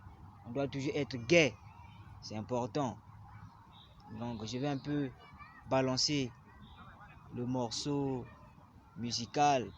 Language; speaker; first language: French; non-native, local second language; Lingala